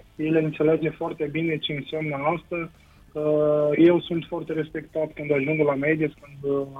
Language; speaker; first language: Romanian; non-native, fluent; Portuguese